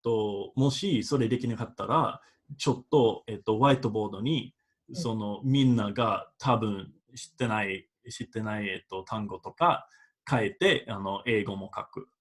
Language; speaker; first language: Japanese; non-native, fluent; English